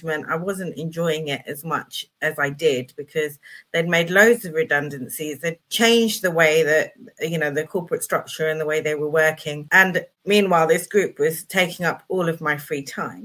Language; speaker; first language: English; native; English